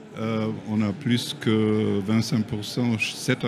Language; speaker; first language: French; non-native, learner; German